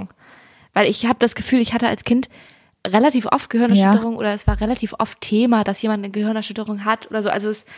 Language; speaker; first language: German; native; German